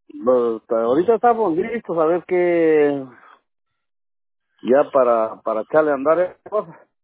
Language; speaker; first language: Spanish; native; Spanish